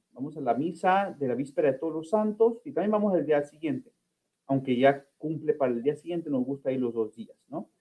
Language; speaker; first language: Spanish; early bilingual, heritage; Spanish